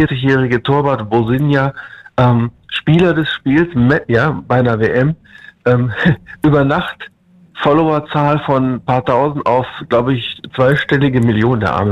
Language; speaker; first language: German; native; German